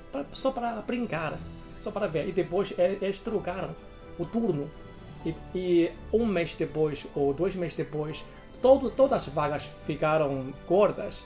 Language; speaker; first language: Portuguese; non-native, fluent; Chinese